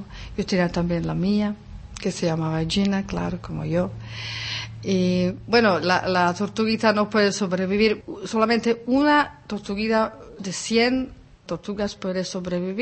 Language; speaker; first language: Spanish; non-native, fluent; Czech